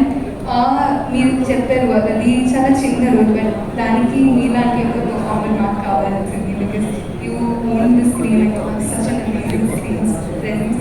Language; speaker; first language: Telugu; non-native, fluent; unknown